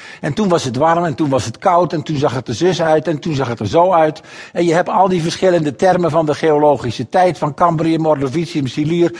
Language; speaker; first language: Dutch; native; Dutch